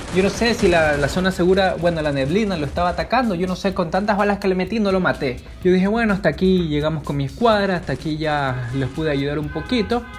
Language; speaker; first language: Spanish; native; Spanish